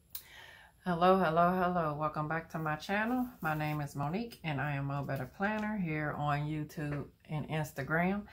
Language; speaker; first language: English; native; English